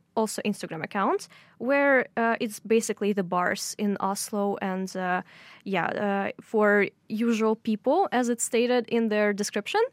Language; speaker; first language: English; non-native, fluent; Russian